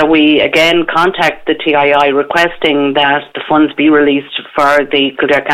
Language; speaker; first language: English; native; English